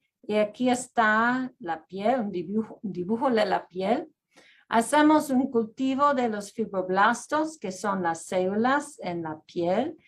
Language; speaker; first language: Spanish; non-native, fluent; English